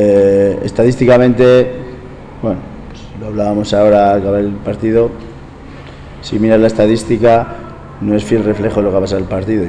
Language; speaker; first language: Spanish; native; Spanish